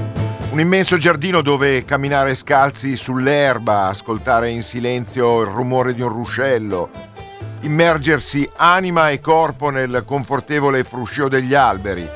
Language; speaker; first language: Italian; native; Italian